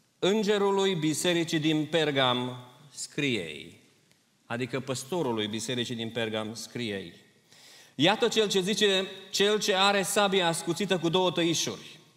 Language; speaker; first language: Romanian; early bilingual, heritage; Romanian